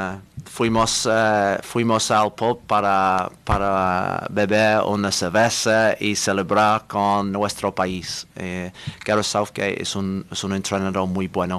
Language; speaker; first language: Spanish; non-native, learner; English